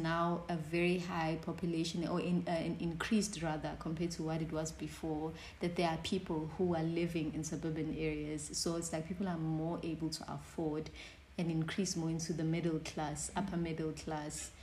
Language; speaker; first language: English; non-native, local second language; Zulu